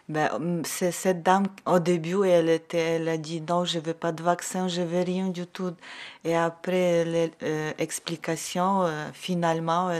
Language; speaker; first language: French; non-native, learner; Ukrainian